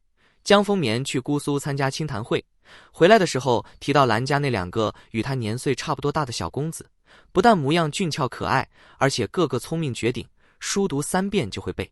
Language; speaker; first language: Chinese; native; Chinese